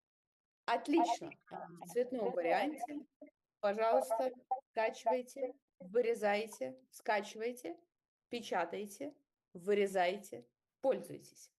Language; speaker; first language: Russian; native; Russian